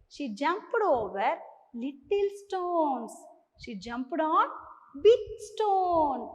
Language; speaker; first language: English; non-native, local second language; Tamil